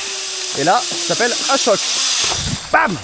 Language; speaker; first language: French; native; French